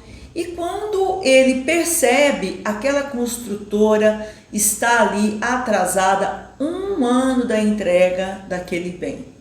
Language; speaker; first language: Portuguese; native; Portuguese